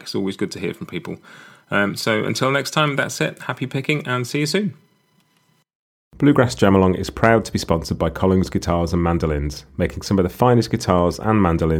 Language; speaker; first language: English; native; English